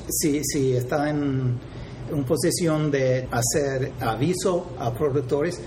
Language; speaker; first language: Spanish; non-native, fluent; English